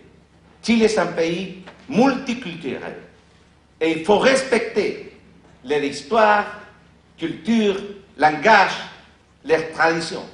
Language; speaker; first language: French; non-native, fluent; Spanish